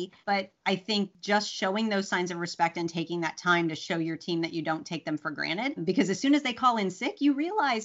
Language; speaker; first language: English; native; English